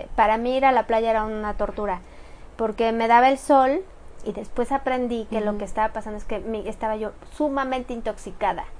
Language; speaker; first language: Spanish; native; Spanish